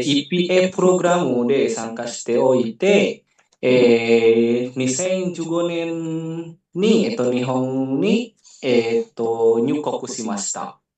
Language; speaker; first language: Japanese; non-native, fluent; Indonesian